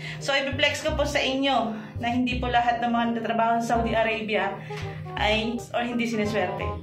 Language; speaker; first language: Filipino; non-native, local second language; Iloko